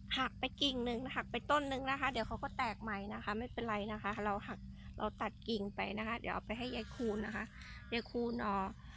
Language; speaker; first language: Thai; non-native, local second language; Khmer